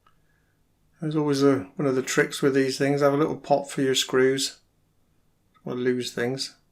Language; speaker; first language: English; native; English